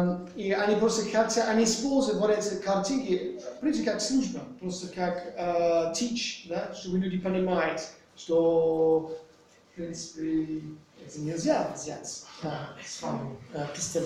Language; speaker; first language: Russian; non-native, fluent; English